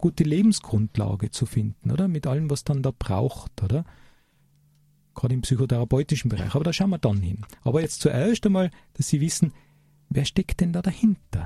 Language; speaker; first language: German; native; German